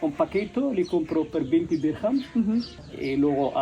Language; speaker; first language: Spanish; non-native, learner; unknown